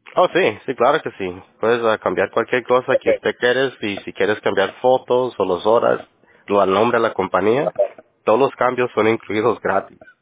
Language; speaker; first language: Spanish; early bilingual, heritage; Spanish